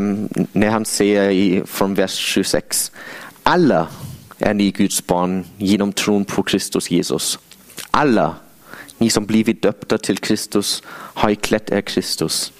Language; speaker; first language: Swedish; non-native, fluent; English